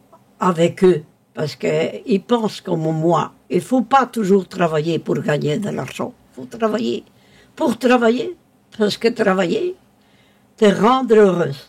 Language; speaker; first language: French; non-native, local second language; Spanish